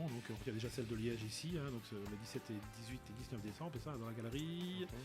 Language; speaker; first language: French; native; French